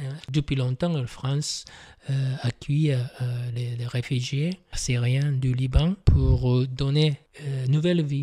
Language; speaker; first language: French; non-native, fluent; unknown